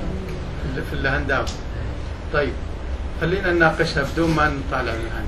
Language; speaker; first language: Arabic; native; Arabic